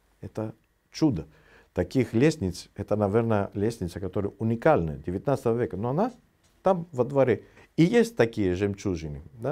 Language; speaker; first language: Russian; non-native, fluent; Greek